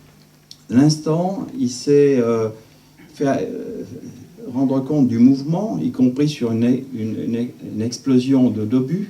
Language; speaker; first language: French; native; French